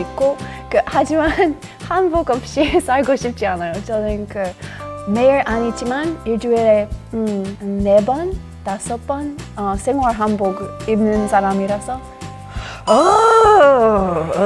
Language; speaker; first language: Korean; non-native, learner; English